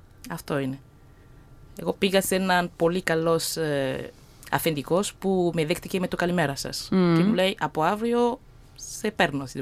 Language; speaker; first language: Greek; non-native, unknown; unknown